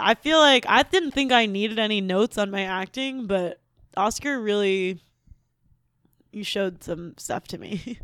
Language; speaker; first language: English; native; English